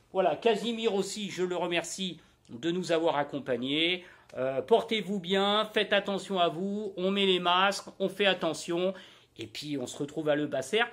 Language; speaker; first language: French; native; French